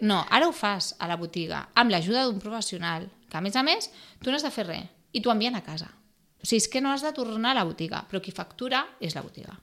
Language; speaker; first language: Catalan; non-native, local second language; Spanish